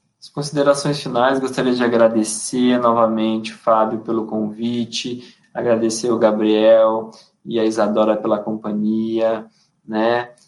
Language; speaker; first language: Portuguese; native; Portuguese